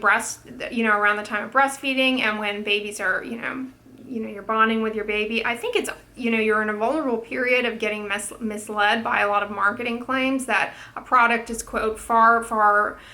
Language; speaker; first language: English; native; English